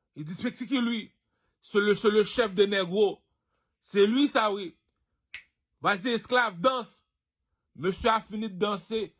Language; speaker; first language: French; non-native, local second language; Haitian Creole